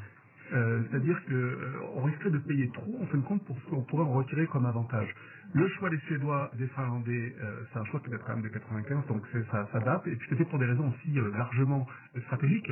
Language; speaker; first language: French; native; French